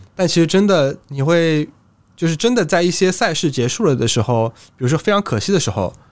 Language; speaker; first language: Chinese; native; Chinese